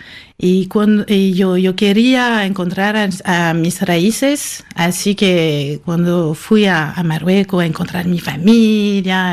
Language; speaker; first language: Spanish; non-native, fluent; French